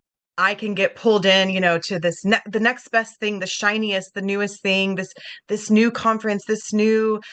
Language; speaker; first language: English; native; English